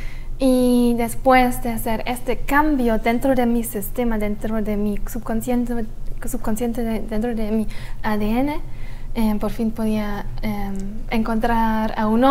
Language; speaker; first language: Spanish; non-native, fluent; German